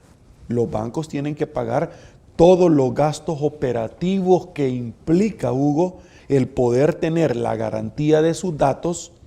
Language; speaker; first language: Spanish; native; Spanish